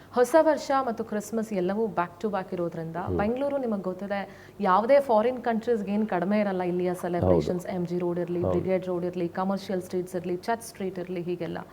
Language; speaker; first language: Kannada; native; Kannada